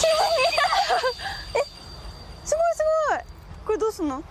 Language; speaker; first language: Japanese; native; Japanese